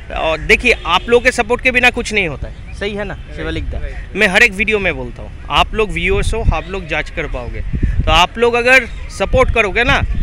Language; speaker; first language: Hindi; non-native, local second language; Bangla